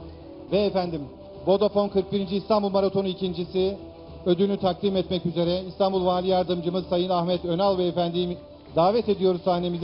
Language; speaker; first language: Turkish; native; Turkish